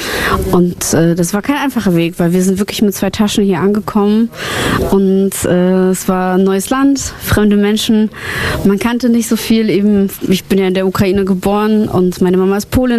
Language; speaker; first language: German; early bilingual, other home language; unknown